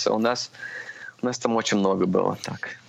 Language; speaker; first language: Russian; early bilingual, heritage; Russian